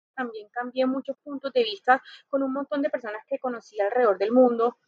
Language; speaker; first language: Spanish; native; Spanish